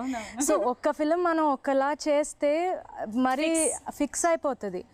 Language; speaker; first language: Telugu; non-native, fluent; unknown